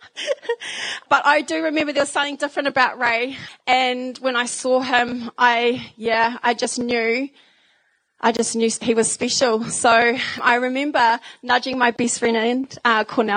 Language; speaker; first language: English; native; English